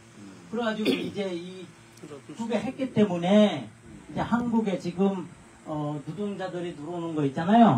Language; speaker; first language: Korean; non-native, fluent; Bangla